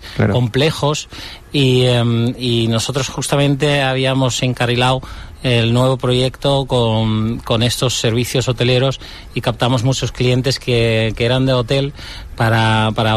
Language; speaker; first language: Spanish; non-native, fluent; Dutch